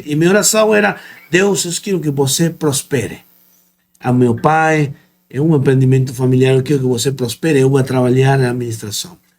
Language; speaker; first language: Portuguese; non-native, fluent; Spanish